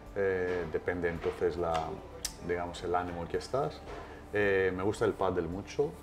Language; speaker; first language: Spanish; non-native, fluent; Greek